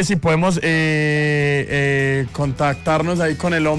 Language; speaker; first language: Spanish; native; Spanish